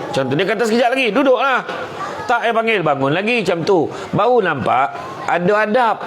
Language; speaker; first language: Malay; native; Malay